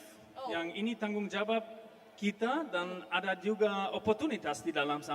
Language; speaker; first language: Indonesian; non-native, fluent; German